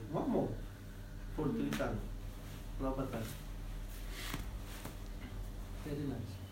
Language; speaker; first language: English; non-native, learner; Spanish